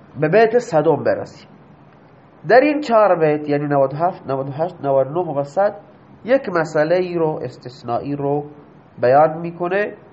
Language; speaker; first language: Persian; non-native, local second language; Baluchi